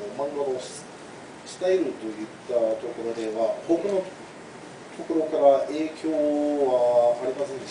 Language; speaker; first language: Japanese; non-native, fluent; English